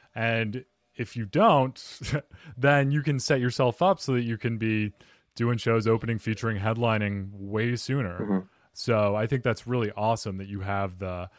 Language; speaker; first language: English; native; English